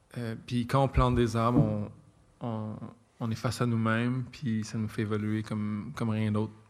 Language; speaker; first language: French; native; French